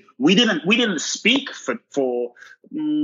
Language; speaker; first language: English; native; English